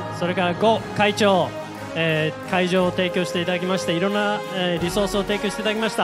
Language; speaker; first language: Japanese; native; Japanese